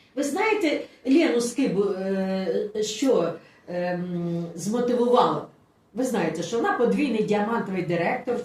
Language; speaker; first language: Ukrainian; non-native, local second language; Russian